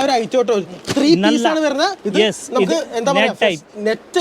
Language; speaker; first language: Malayalam; native; Malayalam